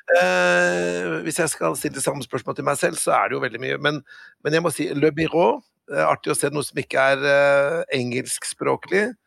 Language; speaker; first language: Norwegian; native; Norwegian